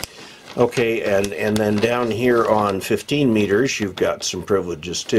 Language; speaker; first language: English; native; English